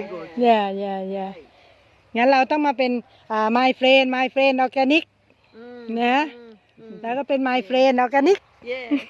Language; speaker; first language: English; non-native, learner; Thai